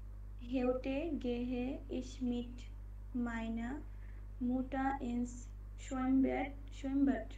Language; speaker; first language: German; non-native, learner; Bangla